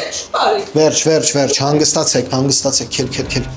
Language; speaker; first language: Armenian; native; Armenian